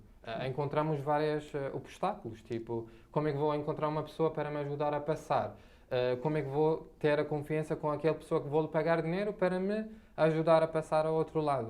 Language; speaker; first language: Portuguese; non-native, fluent; Arabic